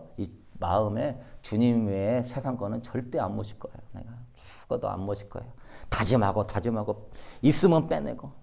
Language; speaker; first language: Korean; native; Korean